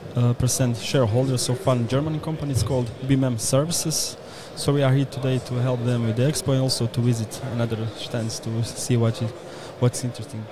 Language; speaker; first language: English; non-native, fluent; Bosnian